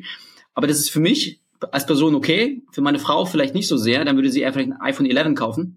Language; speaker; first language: German; early bilingual, other home language; Russian